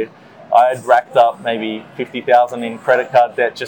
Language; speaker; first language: English; native; English